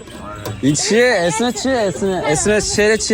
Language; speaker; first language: Persian; non-native, learner; Korean